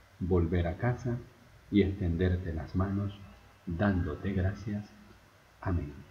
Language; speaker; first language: Spanish; native; Spanish